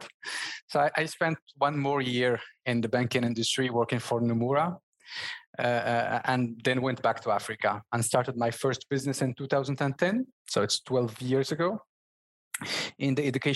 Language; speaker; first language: English; non-native, fluent; Berber languages